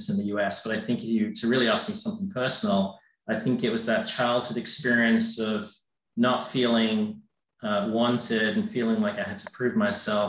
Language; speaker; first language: English; native; English